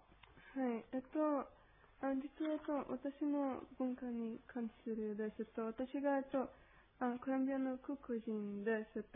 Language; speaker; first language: Japanese; non-native, learner; Spanish